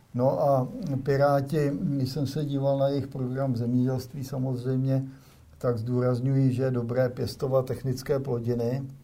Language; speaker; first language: Czech; native; Czech